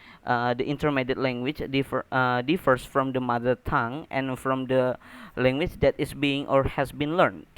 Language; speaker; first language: English; non-native, learner; Indonesian